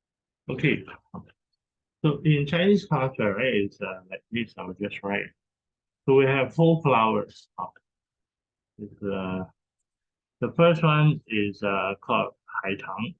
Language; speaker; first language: English; non-native, fluent; Chinese